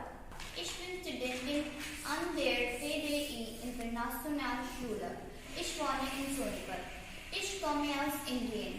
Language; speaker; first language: German; non-native, learner; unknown